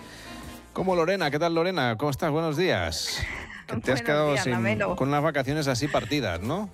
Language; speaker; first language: Spanish; native; Spanish